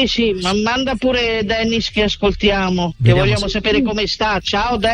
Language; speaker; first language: Italian; native; Italian